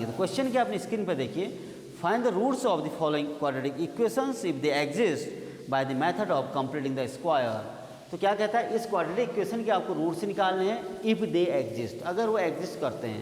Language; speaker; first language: Hindi; native; Hindi